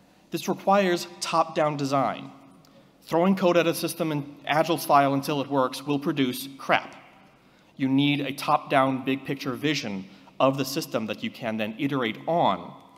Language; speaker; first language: English; native; English